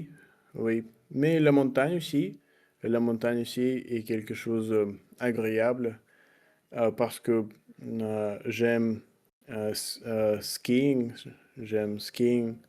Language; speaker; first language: French; non-native, learner; Russian